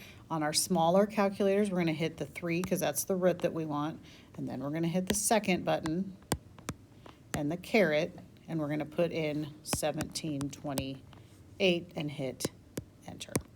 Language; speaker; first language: English; native; English